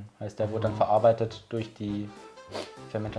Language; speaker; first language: German; native; German